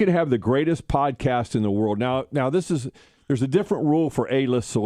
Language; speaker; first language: English; native; English